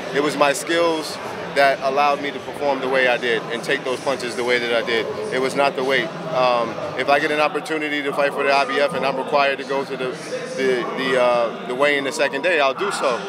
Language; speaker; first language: English; native; English